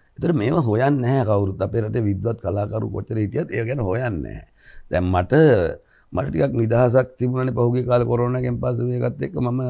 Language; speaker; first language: Sinhala; native; Sinhala